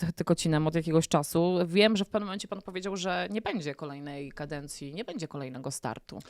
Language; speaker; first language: Polish; native; Polish